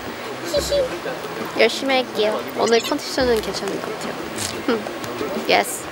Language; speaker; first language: Korean; non-native, fluent; Thai